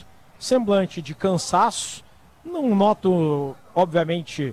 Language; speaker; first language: Portuguese; native; Portuguese